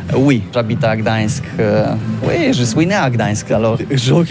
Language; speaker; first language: French; non-native, learner; Polish